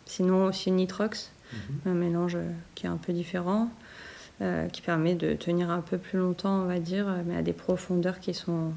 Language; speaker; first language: French; native; French